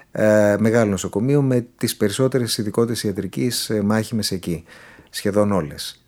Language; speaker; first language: Greek; native; Greek